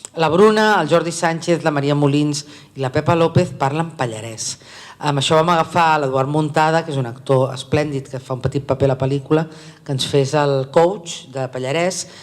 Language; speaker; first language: Catalan; native; Catalan